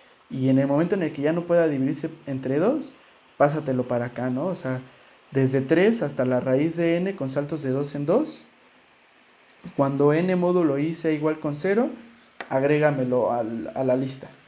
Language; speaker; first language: Spanish; native; Spanish